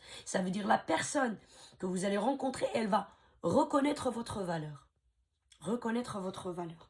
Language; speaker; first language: French; native; French